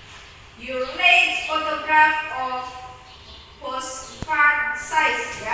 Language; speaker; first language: English; non-native, fluent; Indonesian